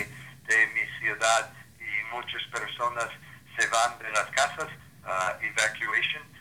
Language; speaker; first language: Spanish; non-native, learner; English